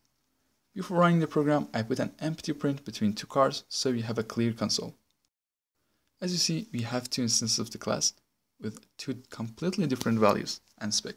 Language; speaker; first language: English; non-native, fluent; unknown